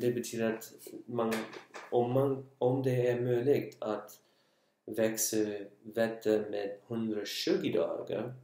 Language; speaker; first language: Swedish; non-native, learner; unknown